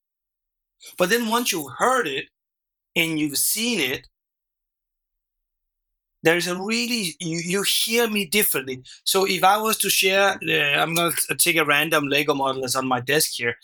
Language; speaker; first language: English; non-native, fluent; Danish